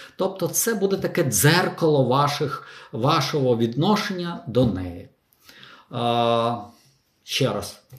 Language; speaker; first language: Ukrainian; non-native, local second language; Russian